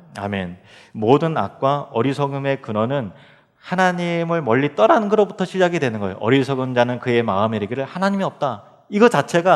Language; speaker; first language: Korean; native; Korean